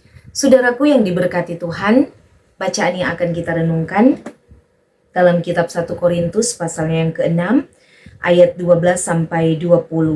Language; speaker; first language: Indonesian; native; Indonesian